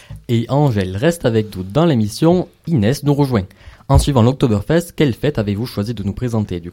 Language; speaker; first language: French; native; French